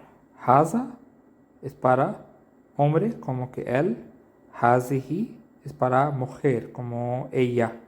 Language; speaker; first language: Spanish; non-native, learner; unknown